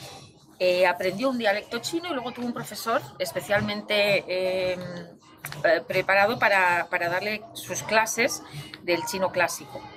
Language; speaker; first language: Spanish; native; Spanish